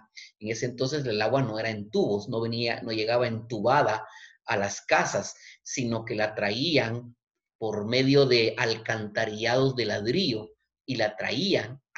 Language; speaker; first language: Spanish; native; Spanish